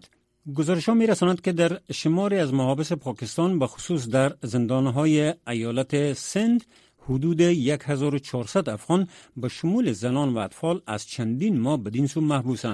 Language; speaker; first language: Persian; native; Persian